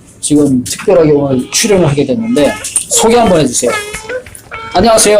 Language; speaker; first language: Korean; native; Korean